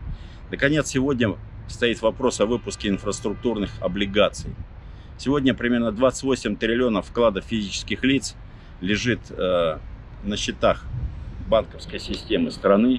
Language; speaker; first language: Russian; native; Russian